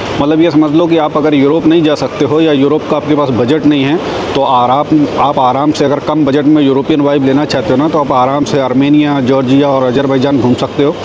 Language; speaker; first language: Hindi; native; Hindi